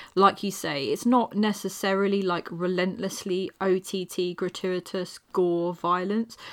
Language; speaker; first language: English; native; English